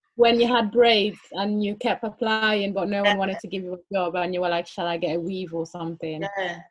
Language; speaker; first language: English; early bilingual, other home language; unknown